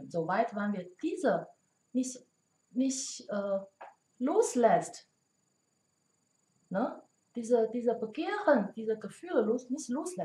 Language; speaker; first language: German; non-native, learner; Chinese